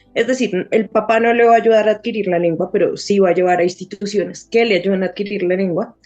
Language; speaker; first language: Spanish; native; Spanish